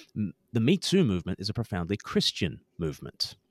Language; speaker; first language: English; native; English